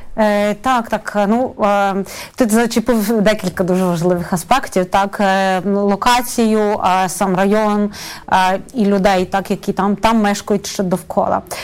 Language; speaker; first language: Ukrainian; native; Ukrainian